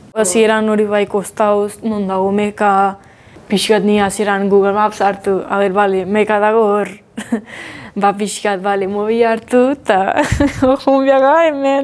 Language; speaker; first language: Basque; non-native, learner; Finnish